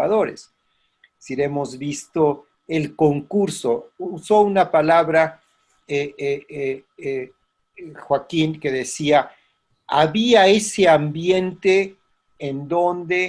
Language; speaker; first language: Spanish; native; Spanish